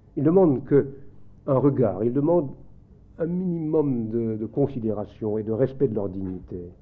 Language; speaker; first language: French; native; French